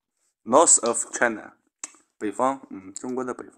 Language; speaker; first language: Chinese; native; Chinese